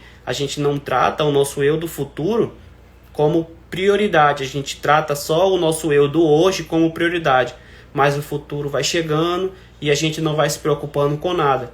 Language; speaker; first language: Portuguese; native; Portuguese